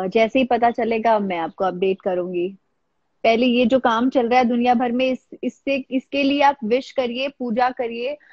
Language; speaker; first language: Hindi; native; Hindi